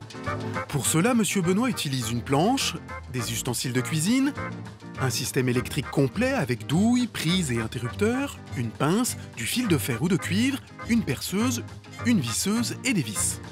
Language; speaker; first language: French; native; French